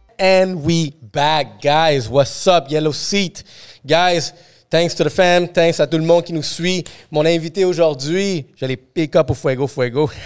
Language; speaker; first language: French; non-native, fluent; English